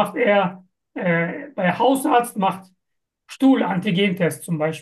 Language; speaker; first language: German; non-native, fluent; Turkish